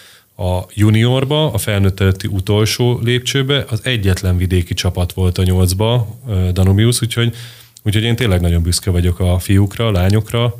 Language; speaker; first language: Hungarian; native; Hungarian